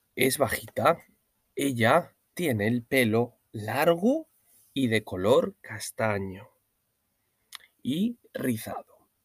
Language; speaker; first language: Spanish; non-native, learner; Norwegian